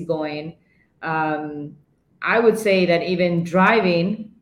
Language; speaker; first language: English; non-native, fluent; Spanish